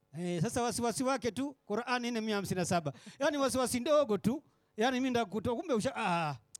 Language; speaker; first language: Swahili; native; Swahili